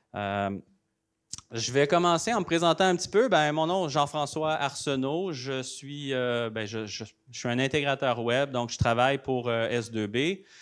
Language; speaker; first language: French; native; French